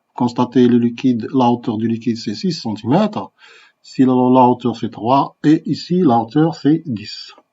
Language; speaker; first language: French; non-native, local second language; Arabic